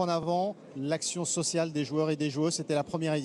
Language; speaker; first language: French; native; French